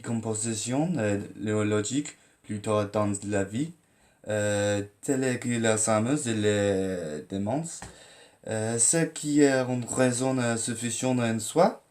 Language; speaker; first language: French; non-native, learner; English